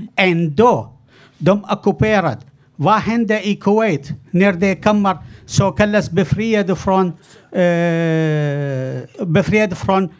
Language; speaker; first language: Swedish; non-native, learner; Arabic